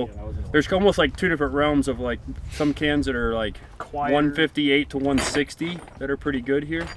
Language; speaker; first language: English; native; English